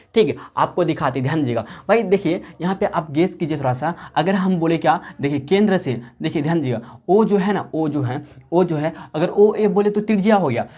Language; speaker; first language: Hindi; native; Hindi